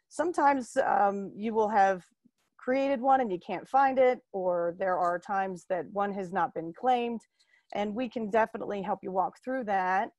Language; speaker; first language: English; native; English